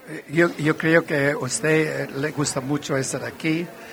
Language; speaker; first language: Spanish; non-native, learner; Italian